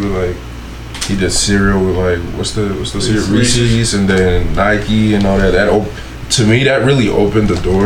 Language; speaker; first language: English; non-native, local second language; Esan